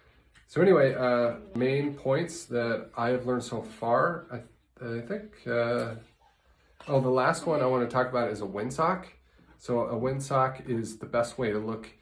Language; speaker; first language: English; native; English